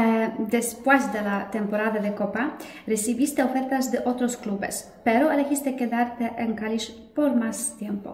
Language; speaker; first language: Spanish; non-native, fluent; Polish